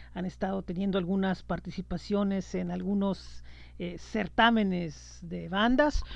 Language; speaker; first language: Spanish; native; Spanish